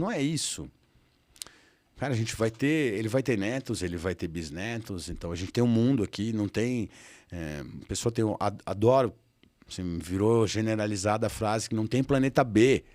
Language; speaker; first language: Portuguese; native; Portuguese